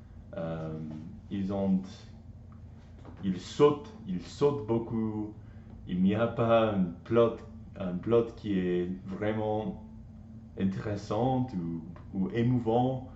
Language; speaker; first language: French; non-native, learner; English